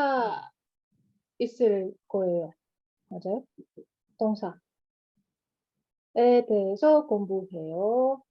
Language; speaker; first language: Korean; non-native, learner; Russian